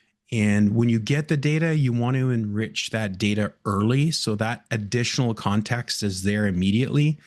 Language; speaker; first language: English; native; English